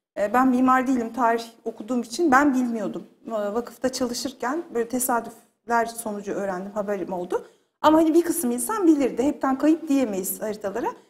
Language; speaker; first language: Turkish; native; Turkish